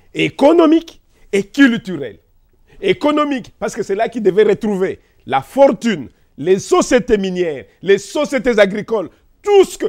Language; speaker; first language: French; non-native, local second language; Kongo